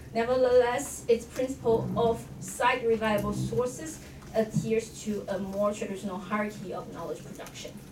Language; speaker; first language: English; non-native, fluent; Chinese